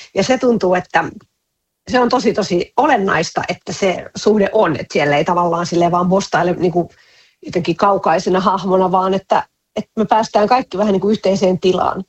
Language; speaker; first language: Finnish; native; Finnish